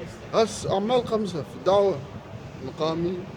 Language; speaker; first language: Arabic; non-native, local second language; Somali